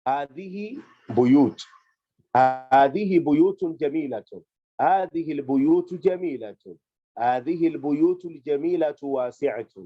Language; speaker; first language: Arabic; non-native, fluent; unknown